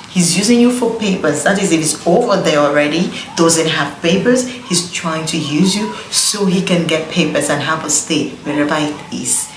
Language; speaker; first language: English; non-native, local second language; Igbo